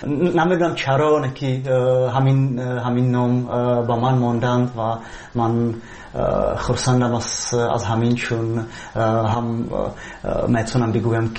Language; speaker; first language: Tajik; non-native, fluent; Czech